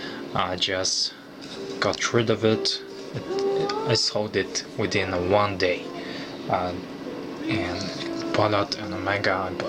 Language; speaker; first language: English; non-native, fluent; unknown